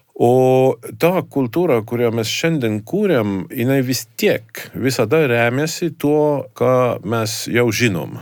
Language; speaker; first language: Lithuanian; non-native, fluent; Estonian